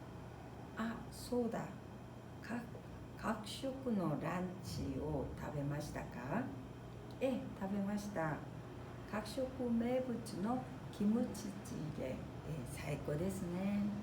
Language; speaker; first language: Japanese; non-native, fluent; Korean